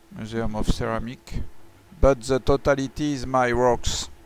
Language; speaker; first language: English; non-native, learner; French